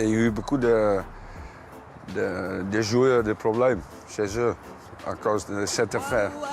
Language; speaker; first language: French; non-native, fluent; Dutch